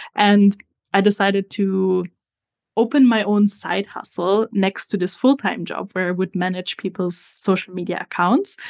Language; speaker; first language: English; non-native, fluent; Italian